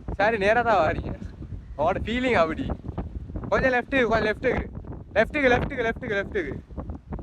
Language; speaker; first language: Tamil; native; Tamil